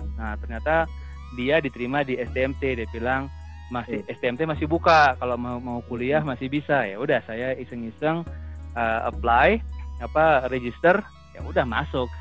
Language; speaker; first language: Indonesian; native; Indonesian